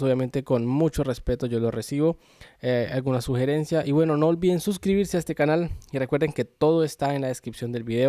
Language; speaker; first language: Spanish; native; Spanish